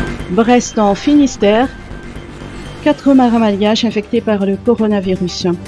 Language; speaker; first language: French; non-native, local second language; Malagasy